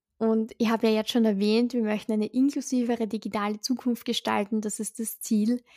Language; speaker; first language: German; native; German